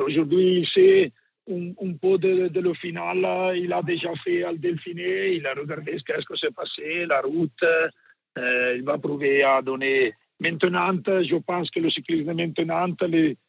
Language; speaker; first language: French; non-native, learner; Italian